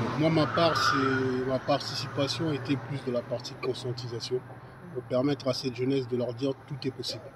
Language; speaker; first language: French; non-native, local second language; Lingala